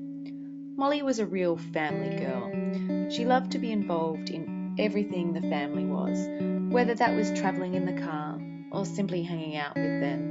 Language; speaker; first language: English; native; English